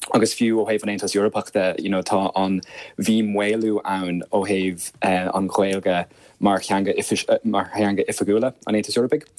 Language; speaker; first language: Irish; non-native, local second language; English